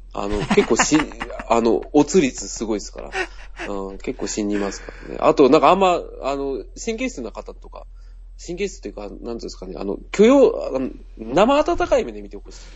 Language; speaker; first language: Japanese; native; Japanese